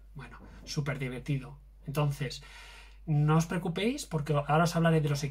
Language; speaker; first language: Spanish; native; Spanish